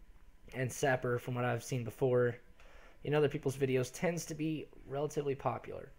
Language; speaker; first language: English; native; English